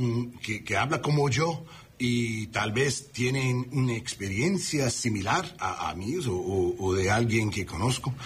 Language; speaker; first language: Spanish; early bilingual, heritage; English